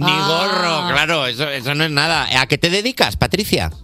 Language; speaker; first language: Spanish; native; Spanish